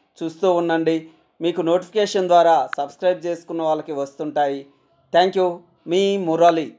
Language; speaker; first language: Telugu; native; Telugu